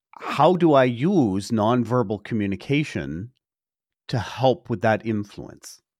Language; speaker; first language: English; native; English